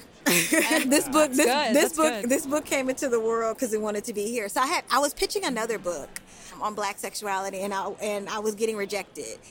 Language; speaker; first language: English; native; English